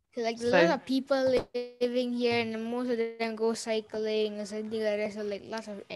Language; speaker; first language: English; non-native, fluent; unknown